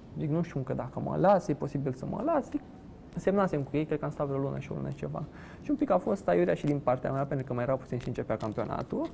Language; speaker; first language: Romanian; native; Romanian